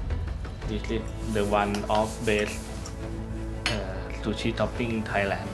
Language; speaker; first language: English; non-native, learner; Thai